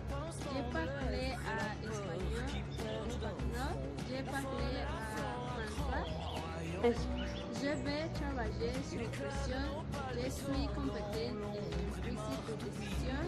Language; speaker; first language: French; non-native, learner; Spanish